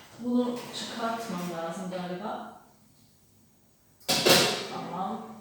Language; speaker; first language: Turkish; non-native, learner; German